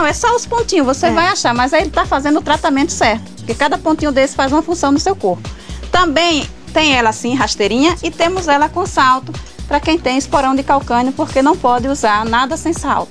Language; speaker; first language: Portuguese; native; Portuguese